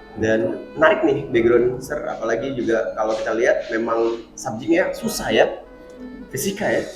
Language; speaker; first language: Indonesian; native; Indonesian